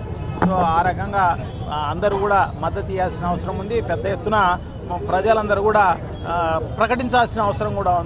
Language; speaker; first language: Telugu; native; Telugu